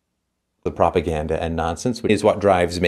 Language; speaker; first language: English; native; English